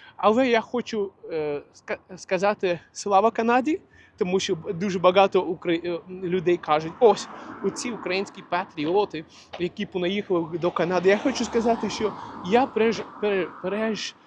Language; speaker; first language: Ukrainian; non-native, local second language; Russian